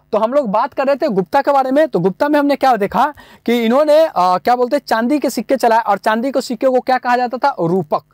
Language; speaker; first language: Hindi; native; Hindi